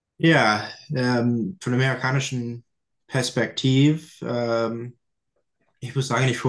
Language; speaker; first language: German; non-native, fluent; English